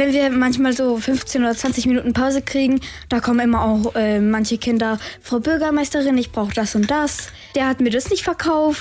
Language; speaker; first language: German; native; German